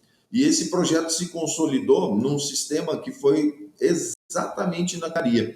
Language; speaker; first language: Portuguese; native; Portuguese